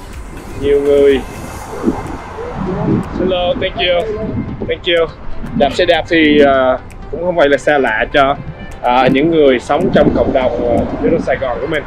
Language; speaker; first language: Vietnamese; early bilingual, heritage; Vietnamese